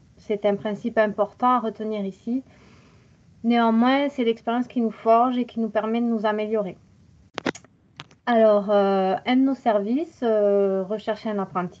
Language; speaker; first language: French; native; French